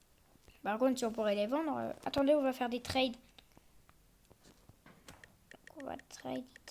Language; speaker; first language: French; native; French